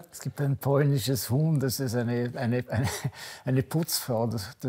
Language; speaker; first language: German; native; German